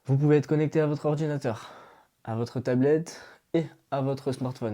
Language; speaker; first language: French; native; French